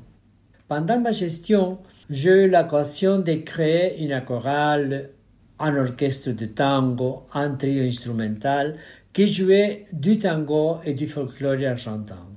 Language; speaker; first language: French; non-native, fluent; Spanish